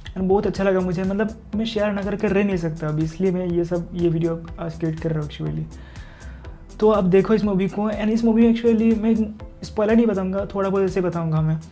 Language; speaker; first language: Hindi; non-native, local second language; Assamese